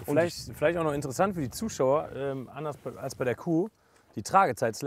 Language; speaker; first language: German; native; German